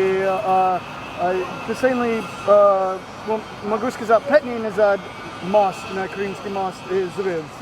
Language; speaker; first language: Russian; non-native, learner; English